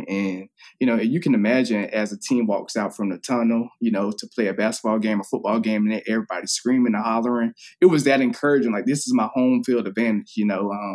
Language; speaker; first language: English; native; English